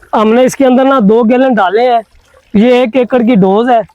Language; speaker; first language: Urdu; non-native, local second language; Punjabi